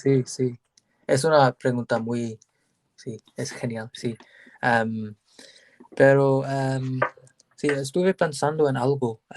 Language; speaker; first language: Spanish; non-native, learner; English